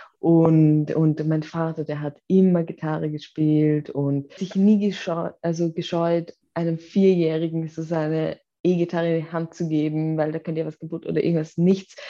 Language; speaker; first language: German; native; German